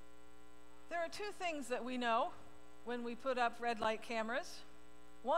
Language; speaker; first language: English; native; English